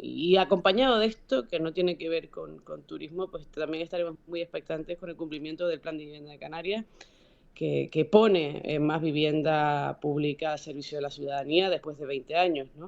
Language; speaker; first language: Spanish; native; Spanish